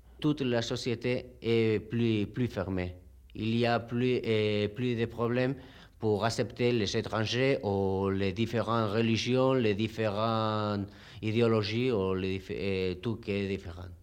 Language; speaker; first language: French; non-native, learner; Spanish